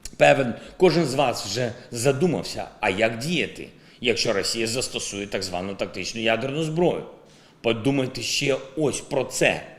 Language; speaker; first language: Ukrainian; non-native, local second language; Russian